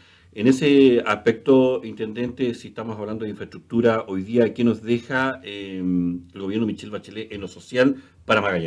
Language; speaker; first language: Spanish; native; Spanish